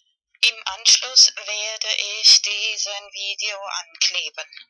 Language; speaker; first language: German; non-native, learner; Spanish